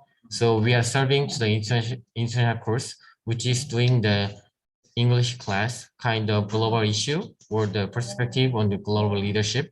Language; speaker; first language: English; non-native, learner; Korean